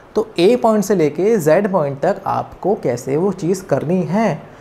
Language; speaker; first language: Hindi; native; Hindi